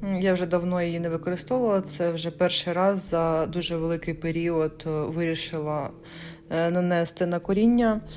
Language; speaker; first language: Ukrainian; non-native, local second language; Russian